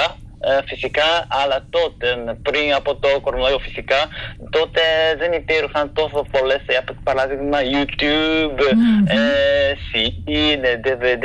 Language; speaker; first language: Greek; non-native, fluent; Japanese